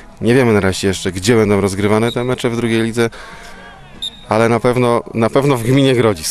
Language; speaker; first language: Polish; native; Polish